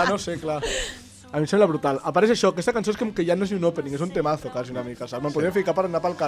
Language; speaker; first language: Catalan; native; Catalan